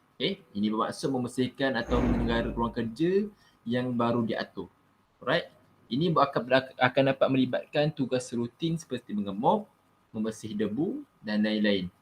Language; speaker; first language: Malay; native; Malay